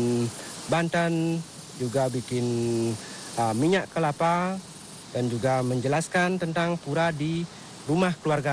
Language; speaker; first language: Indonesian; non-native, local second language; Balinese